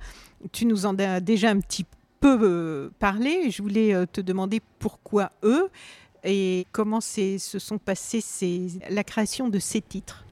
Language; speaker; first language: French; native; French